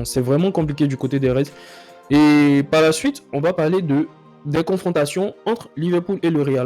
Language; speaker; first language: French; native; French